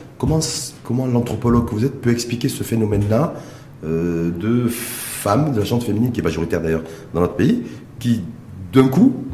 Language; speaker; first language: French; non-native, local second language; Arabic